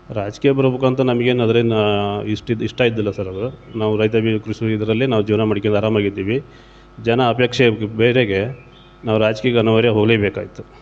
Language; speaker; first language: Kannada; native; Kannada